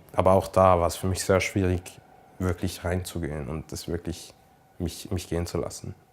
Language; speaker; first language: German; native; German